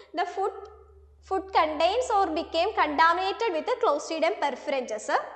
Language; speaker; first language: English; non-native, local second language; Malayalam